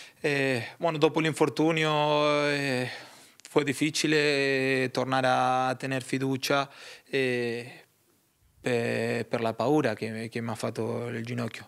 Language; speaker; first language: Italian; non-native, learner; Spanish